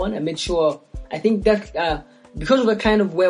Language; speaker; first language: English; non-native, local second language; Ganda